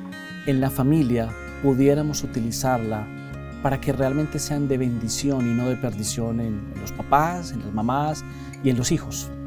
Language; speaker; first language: Spanish; native; Spanish